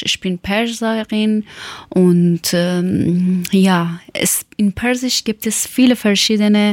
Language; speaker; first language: German; non-native, learner; Persian